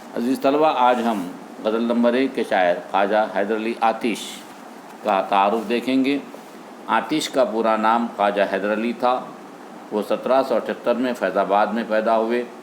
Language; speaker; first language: Urdu; native; Urdu